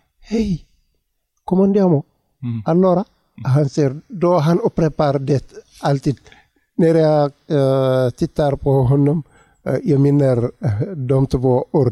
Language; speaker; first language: Swedish; non-native, learner; Tigrinya